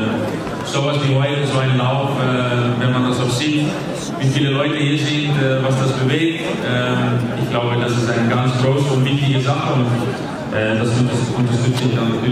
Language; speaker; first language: German; non-native, fluent; Dutch